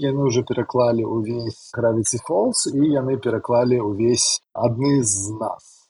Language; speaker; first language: Belarusian; non-native, local second language; Russian